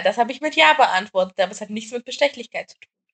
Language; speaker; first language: German; native; German